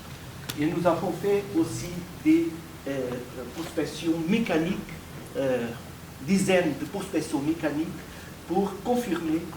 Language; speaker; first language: French; non-native, fluent; Portuguese